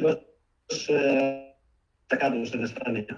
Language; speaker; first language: Spanish; non-native, fluent; Arabic